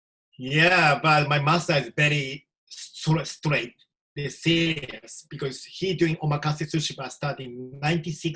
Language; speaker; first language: English; non-native, learner; Japanese